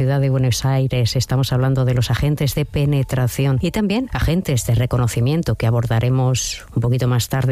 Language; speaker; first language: Spanish; native; Spanish